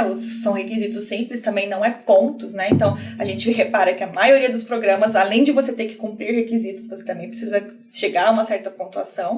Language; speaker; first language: Portuguese; native; Portuguese